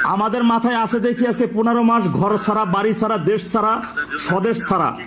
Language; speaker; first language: Bangla; native; Bangla